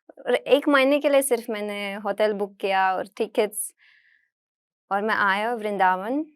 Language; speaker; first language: Hindi; non-native, fluent; Russian